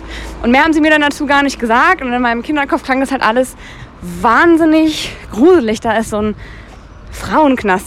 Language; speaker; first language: German; native; German